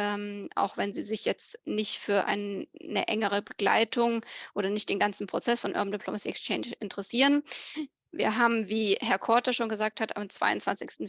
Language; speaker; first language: German; native; German